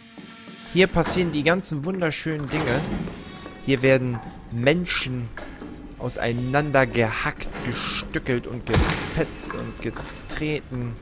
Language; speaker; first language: German; native; German